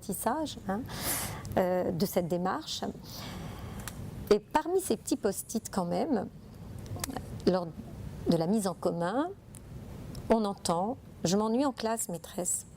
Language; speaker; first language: French; native; French